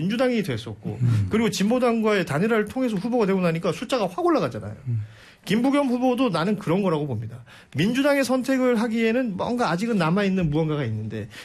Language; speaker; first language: Korean; native; Korean